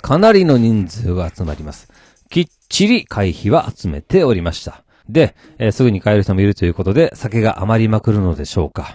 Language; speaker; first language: Japanese; native; Japanese